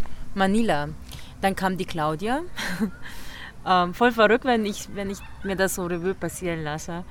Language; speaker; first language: German; early bilingual, other home language; Filipino